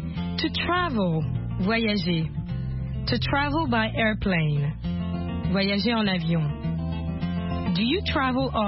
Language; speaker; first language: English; non-native, fluent; French